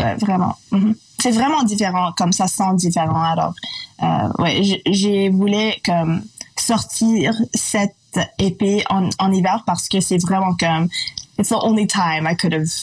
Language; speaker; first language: French; non-native, local second language; English